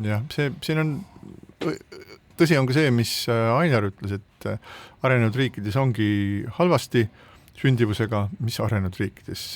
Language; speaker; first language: Estonian; native; Estonian